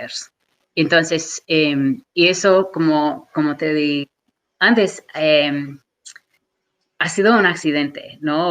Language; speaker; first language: Spanish; non-native, fluent; English